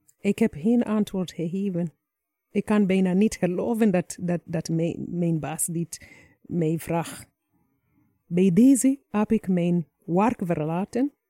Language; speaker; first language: Dutch; non-native, fluent; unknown